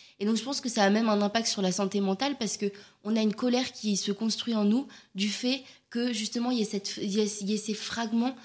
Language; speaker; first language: French; native; French